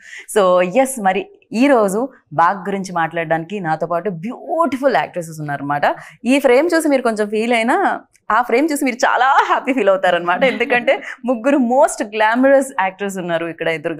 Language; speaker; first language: Telugu; native; Telugu